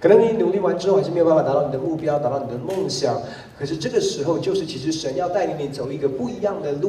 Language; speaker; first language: Chinese; native; Chinese